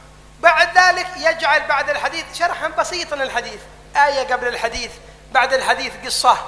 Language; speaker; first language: Arabic; native; Arabic